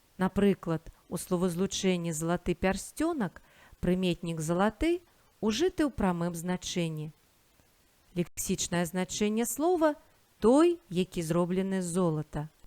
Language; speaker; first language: Belarusian; native; Belarusian